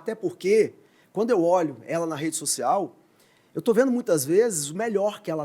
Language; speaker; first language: Portuguese; native; Portuguese